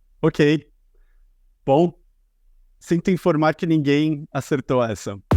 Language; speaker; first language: Portuguese; native; Portuguese